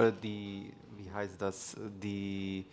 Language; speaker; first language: German; non-native, learner; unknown